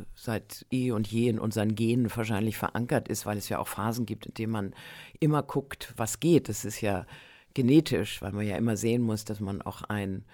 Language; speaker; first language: German; native; German